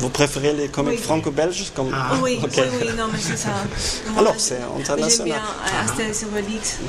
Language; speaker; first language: French; non-native, fluent; German